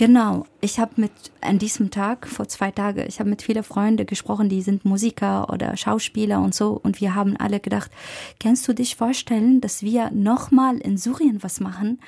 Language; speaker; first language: German; non-native, fluent; Arabic